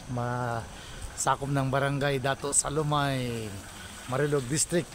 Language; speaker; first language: Filipino; non-native, local second language; Hiligaynon